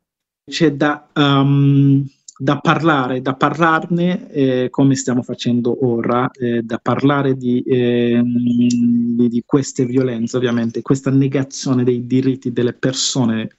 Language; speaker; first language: Italian; non-native, fluent; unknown